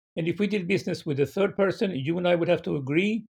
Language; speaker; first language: English; non-native, fluent; Swedish